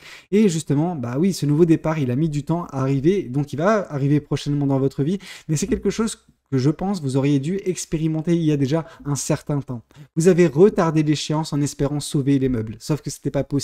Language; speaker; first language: French; native; French